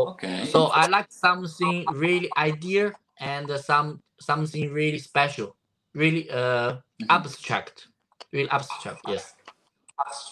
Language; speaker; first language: English; non-native, learner; Chinese